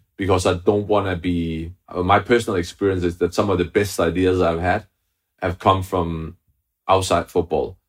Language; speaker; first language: English; non-native, fluent; Danish